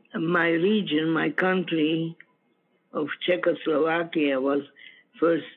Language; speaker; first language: English; non-native, fluent; Ukrainian